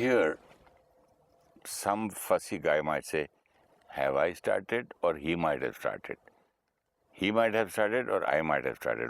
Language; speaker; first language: English; non-native, local second language; Hindi